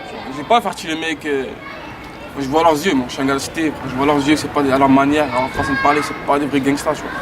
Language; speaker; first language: French; native; French